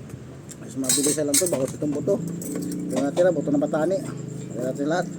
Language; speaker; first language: Filipino; native; Filipino